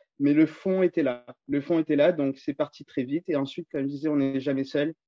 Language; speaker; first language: French; native; French